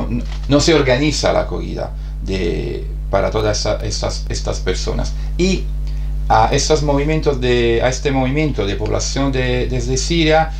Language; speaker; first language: Spanish; non-native, fluent; Italian